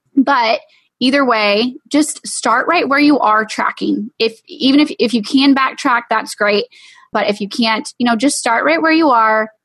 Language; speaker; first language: English; native; English